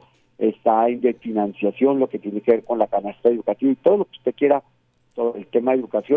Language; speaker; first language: Spanish; native; Spanish